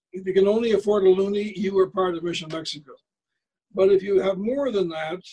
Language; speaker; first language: English; native; English